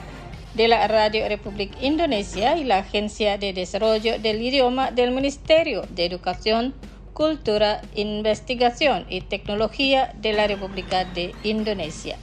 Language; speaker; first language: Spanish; non-native, fluent; Indonesian